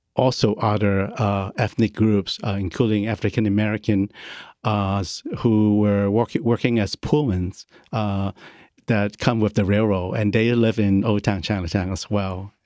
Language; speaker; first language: English; non-native, local second language; Cantonese